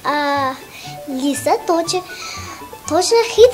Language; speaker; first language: Russian; non-native, local second language; Tajik